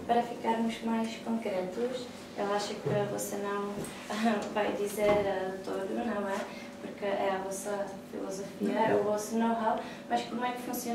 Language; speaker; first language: Portuguese; non-native, fluent; Czech